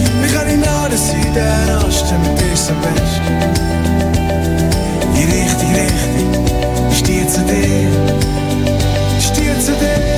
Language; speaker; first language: German; native; German